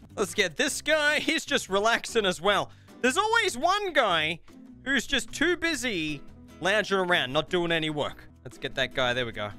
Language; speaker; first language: English; native; English